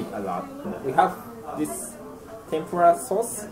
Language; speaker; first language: English; non-native, fluent; Japanese